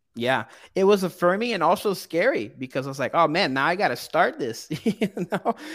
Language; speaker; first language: English; early bilingual, other home language; Portuguese